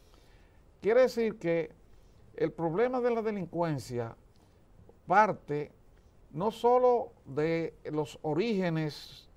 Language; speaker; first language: Spanish; native; Spanish